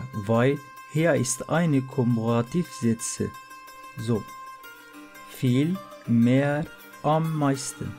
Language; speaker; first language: German; non-native, learner; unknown